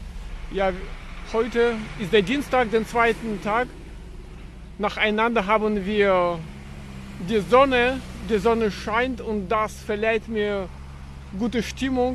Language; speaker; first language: German; non-native, fluent; Russian